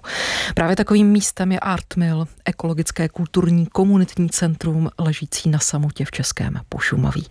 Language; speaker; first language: Czech; native; Czech